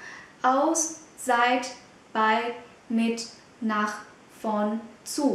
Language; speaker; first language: German; non-native, fluent; Vietnamese